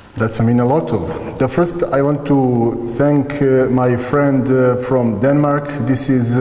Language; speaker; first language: English; non-native, learner; Bosnian